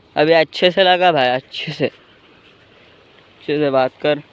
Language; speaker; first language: Hindi; non-native, local second language; Marathi